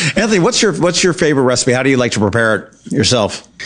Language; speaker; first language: English; native; English